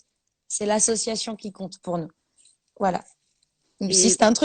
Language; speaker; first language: French; native; French